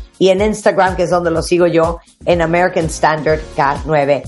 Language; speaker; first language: Spanish; native; Spanish